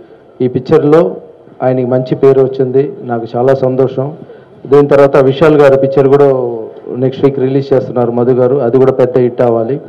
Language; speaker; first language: Telugu; non-native, local second language; Tamil